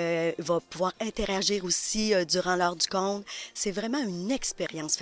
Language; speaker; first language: French; native; French